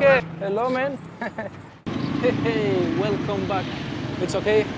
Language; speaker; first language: English; non-native, learner; French